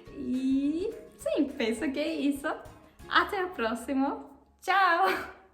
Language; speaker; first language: Portuguese; non-native, learner; German